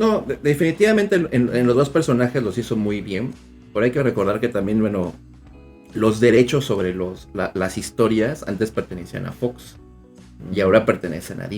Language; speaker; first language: Spanish; native; Spanish